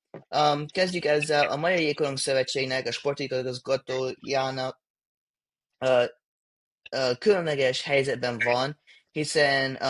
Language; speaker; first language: Hungarian; early bilingual, heritage; English